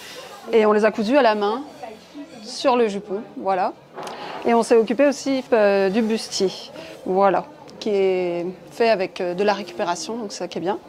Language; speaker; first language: French; native; French